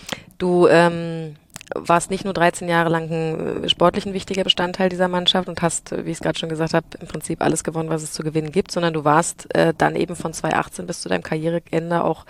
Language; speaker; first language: German; native; German